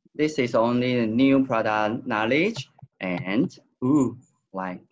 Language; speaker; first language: English; non-native, learner; Chinese